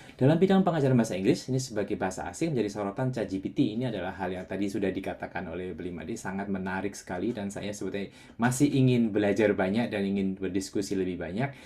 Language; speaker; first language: Indonesian; non-native, local second language; Javanese